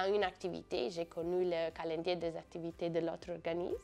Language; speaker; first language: French; non-native, fluent; Italian